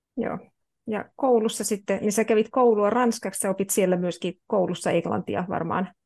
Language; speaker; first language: Finnish; native; Finnish